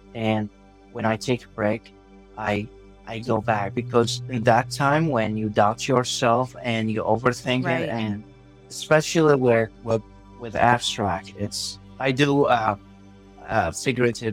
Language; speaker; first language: English; non-native, learner; Arabic